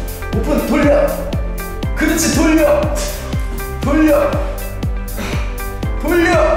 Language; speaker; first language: Korean; native; Korean